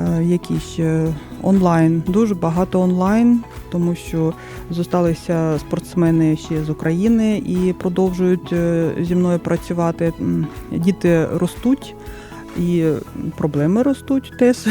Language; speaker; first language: Ukrainian; non-native, local second language; Russian